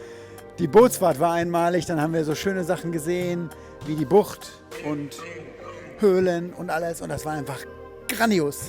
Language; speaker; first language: German; native; German